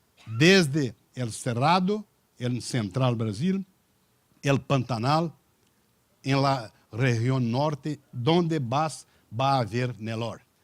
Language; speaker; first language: Spanish; non-native, learner; Portuguese